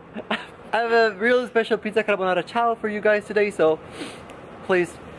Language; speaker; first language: English; non-native, fluent; Italian